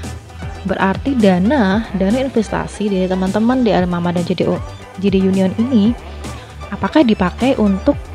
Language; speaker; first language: Indonesian; native; Indonesian